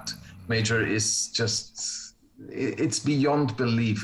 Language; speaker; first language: English; non-native, fluent; Spanish